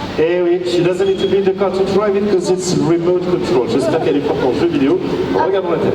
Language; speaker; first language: French; native; French